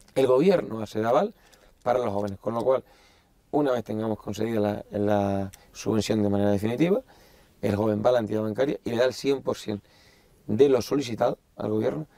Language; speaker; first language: Spanish; native; Spanish